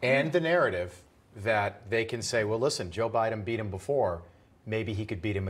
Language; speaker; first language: English; native; English